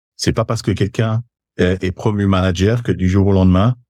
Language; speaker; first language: French; native; French